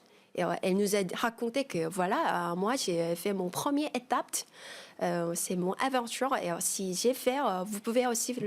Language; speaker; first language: French; non-native, fluent; Korean